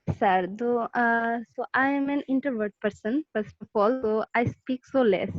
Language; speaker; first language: English; non-native, learner; Bangla